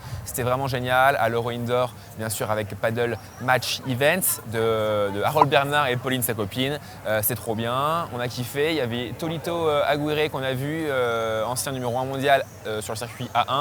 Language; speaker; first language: French; native; French